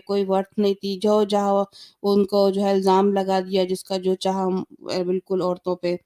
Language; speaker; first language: Urdu; native; Urdu